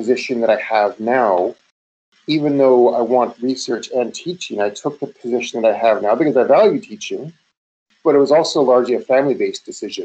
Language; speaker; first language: English; native; English